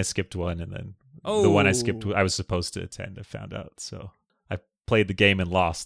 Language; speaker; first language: English; native; English